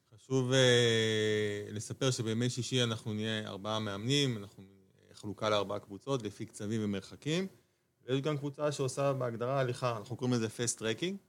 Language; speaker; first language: Hebrew; native; Hebrew